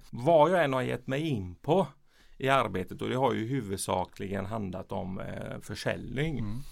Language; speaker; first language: Swedish; early bilingual, other home language; Persian